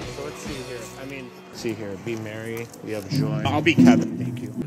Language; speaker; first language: English; native; English